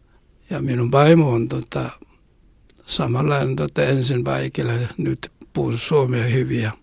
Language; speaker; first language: Finnish; non-native, learner; Korean